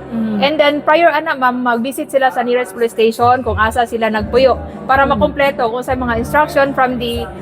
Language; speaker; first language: Cebuano; native; Cebuano